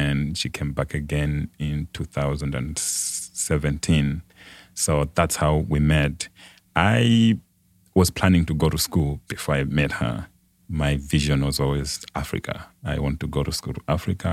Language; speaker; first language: English; non-native, local second language; Nyanja